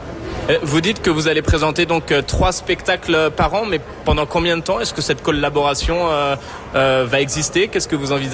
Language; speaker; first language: French; native; French